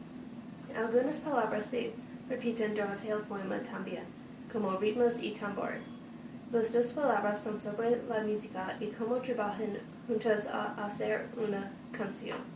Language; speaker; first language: Spanish; non-native, learner; English